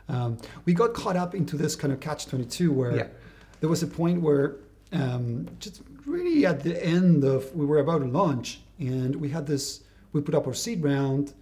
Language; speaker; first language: English; non-native, fluent; Spanish